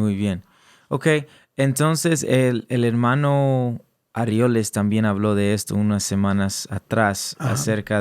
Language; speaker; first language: Spanish; early bilingual, heritage; English